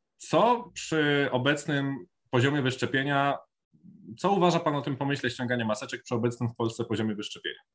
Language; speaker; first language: Polish; native; Polish